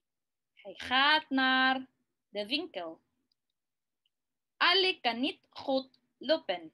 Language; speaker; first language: Dutch; non-native, learner; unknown